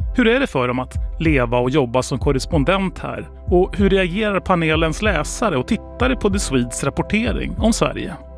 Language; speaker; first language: Swedish; native; Swedish